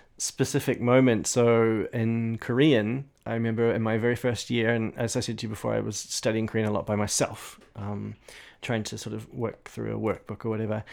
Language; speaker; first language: English; native; English